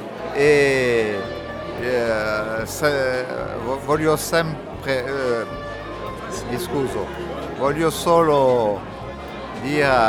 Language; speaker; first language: Italian; non-native, learner; French